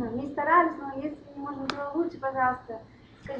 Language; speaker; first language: Russian; non-native, fluent; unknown